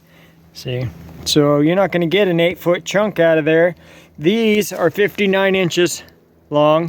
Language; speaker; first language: English; native; English